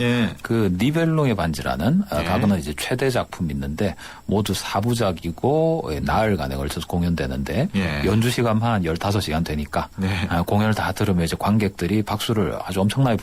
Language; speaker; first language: Korean; native; Korean